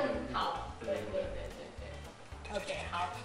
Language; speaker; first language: Chinese; non-native, learner; Japanese